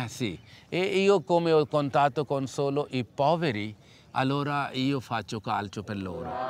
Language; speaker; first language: Italian; non-native, learner; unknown